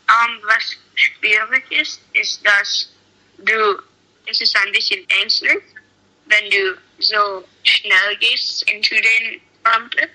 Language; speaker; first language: German; non-native, learner; English